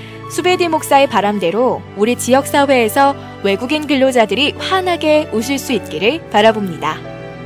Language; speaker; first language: Korean; native; Korean